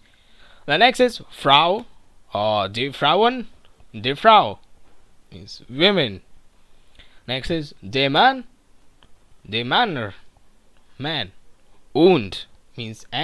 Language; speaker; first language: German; non-native, learner; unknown